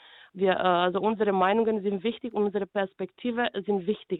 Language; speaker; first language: German; non-native, fluent; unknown